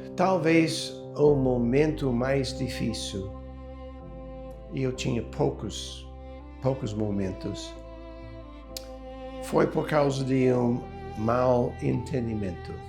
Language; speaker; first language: Portuguese; non-native, fluent; English